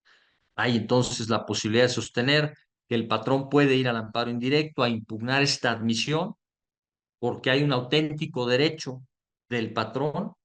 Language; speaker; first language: Spanish; native; Spanish